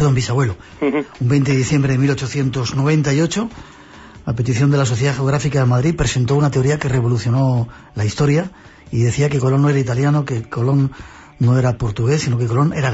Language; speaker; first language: Spanish; native; Spanish